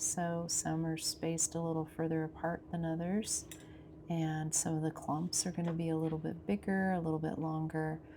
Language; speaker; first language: English; native; English